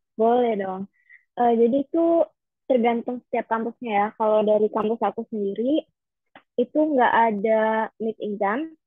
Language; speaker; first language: Indonesian; native; Indonesian